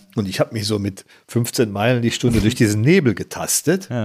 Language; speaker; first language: German; native; German